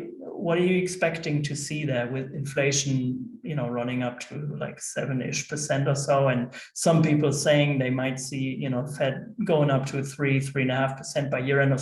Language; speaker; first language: English; non-native, fluent; German